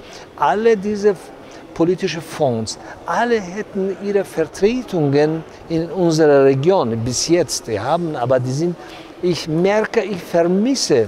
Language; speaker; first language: German; non-native, learner; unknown